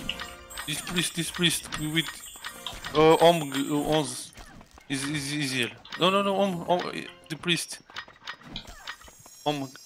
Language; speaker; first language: English; non-native, learner; Turkish